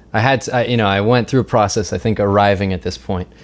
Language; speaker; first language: English; native; English